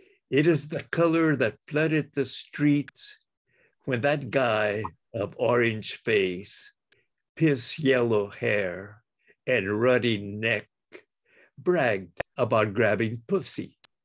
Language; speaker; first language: English; early bilingual, other home language; Spanish